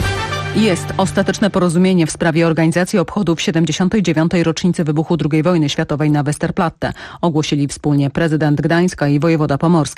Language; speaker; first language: Polish; native; Polish